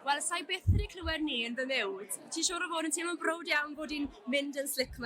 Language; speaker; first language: Welsh; native; Welsh